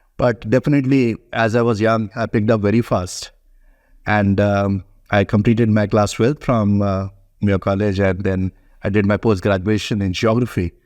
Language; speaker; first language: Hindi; native; Hindi